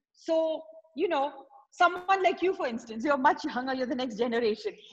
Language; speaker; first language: English; non-native, local second language; Tamil